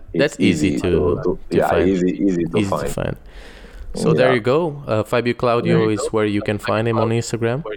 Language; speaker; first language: English; non-native, fluent; Portuguese